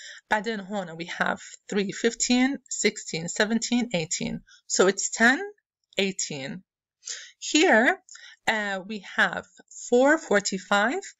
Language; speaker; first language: English; non-native, fluent; Arabic